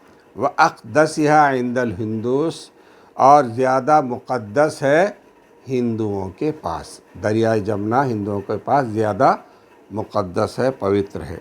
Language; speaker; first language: Urdu; native; Urdu